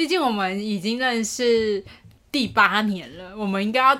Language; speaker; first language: Chinese; native; Chinese